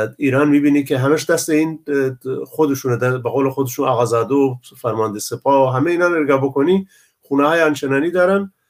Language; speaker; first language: Persian; non-native, local second language; Central Kurdish